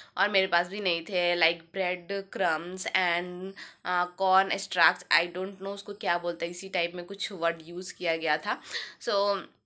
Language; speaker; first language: Hindi; native; Hindi